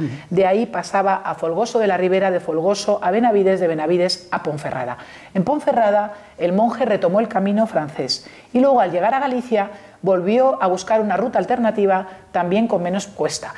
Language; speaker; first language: Spanish; native; Spanish